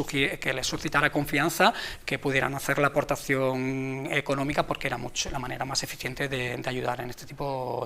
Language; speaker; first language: Spanish; native; Spanish